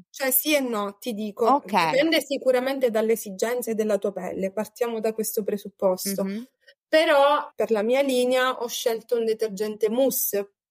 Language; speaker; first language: Italian; native; Italian